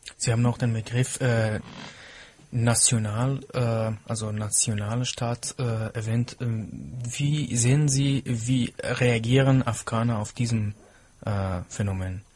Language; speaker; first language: German; non-native, fluent; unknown